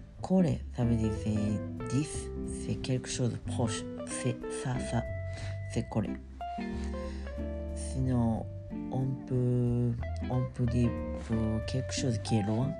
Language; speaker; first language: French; non-native, fluent; Japanese